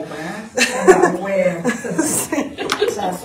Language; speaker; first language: French; native; French